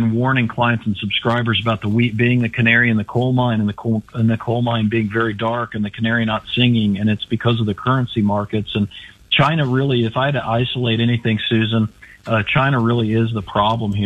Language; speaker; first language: English; native; English